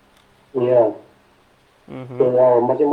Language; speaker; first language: English; non-native, learner; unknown